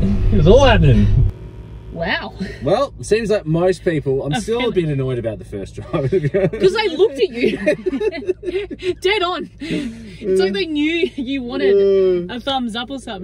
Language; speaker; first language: English; native; English